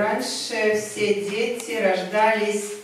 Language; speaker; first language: Russian; native; Russian